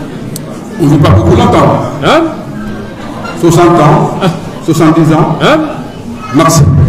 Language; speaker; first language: French; non-native, local second language; Soninke